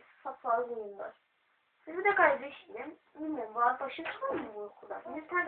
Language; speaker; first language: Turkish; non-native, learner; Azerbaijani